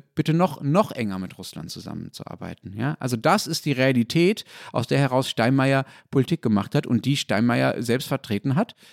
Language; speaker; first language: German; native; German